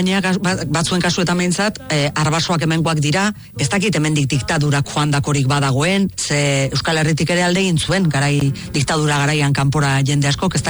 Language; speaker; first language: Basque; native; Basque